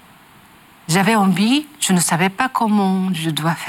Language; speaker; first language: French; non-native, learner; Japanese